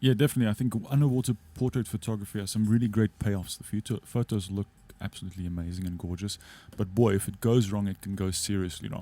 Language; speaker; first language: English; native; English